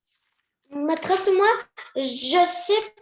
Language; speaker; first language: French; non-native, learner; Arabic